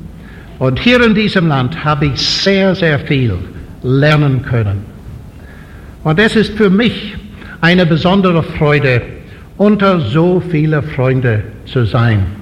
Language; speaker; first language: German; non-native, fluent; English